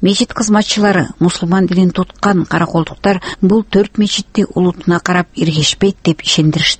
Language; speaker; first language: Kyrgyz; native; Kyrgyz